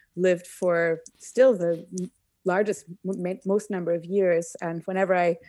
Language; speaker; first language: English; native; English